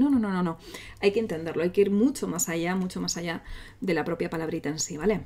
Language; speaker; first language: Spanish; native; Spanish